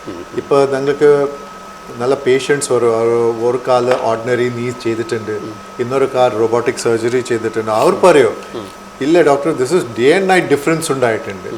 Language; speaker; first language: Malayalam; non-native, local second language; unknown